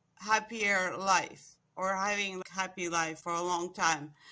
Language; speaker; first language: English; non-native, fluent; Estonian